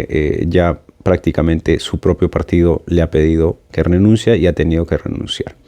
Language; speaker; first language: Spanish; native; Spanish